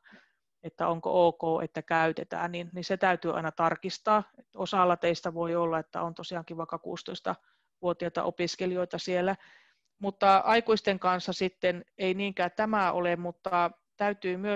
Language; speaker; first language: Finnish; native; Finnish